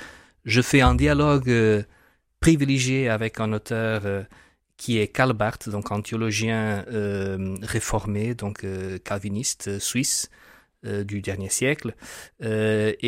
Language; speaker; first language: French; non-native, fluent; Portuguese